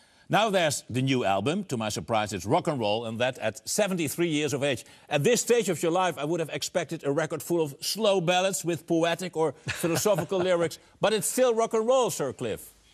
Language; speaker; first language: English; non-native, fluent; Dutch